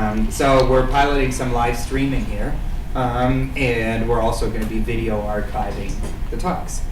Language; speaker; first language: English; native; English